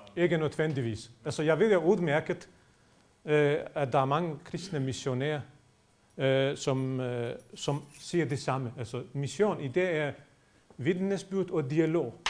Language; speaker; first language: Danish; non-native, fluent; Bosnian